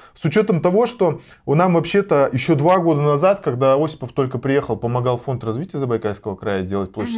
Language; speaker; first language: Russian; native; Russian